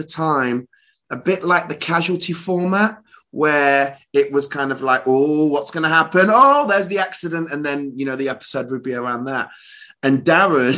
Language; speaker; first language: English; native; English